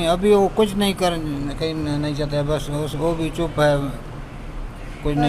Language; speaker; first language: Hindi; non-native, local second language; Baluchi